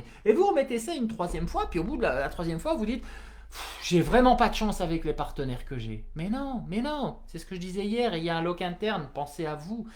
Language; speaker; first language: French; native; French